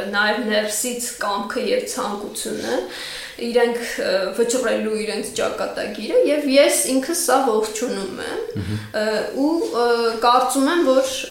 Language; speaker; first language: Armenian; native; Armenian